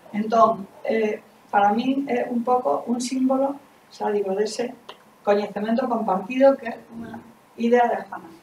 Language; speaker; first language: Galician; non-native, local second language; Spanish